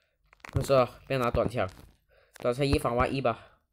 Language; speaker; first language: Chinese; early bilingual, heritage; Chinese